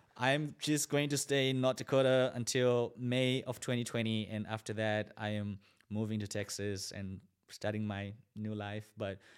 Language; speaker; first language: English; non-native, local second language; Shona